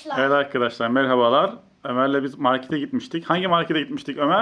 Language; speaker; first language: Turkish; native; Turkish